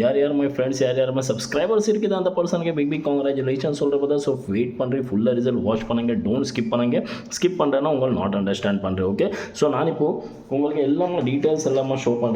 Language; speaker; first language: Tamil; non-native, learner; Kannada